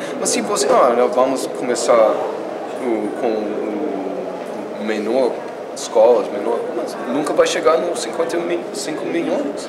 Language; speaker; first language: Portuguese; non-native, fluent; English